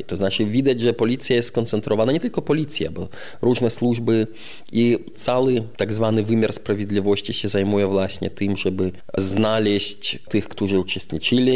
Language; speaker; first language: Polish; non-native, fluent; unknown